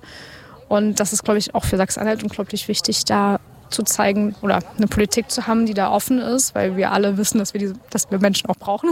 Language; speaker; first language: German; native; German